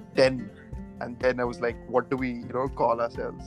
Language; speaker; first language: English; non-native, local second language; Marathi